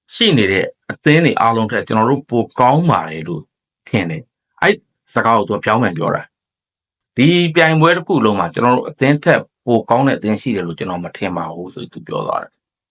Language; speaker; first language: Burmese; native; Burmese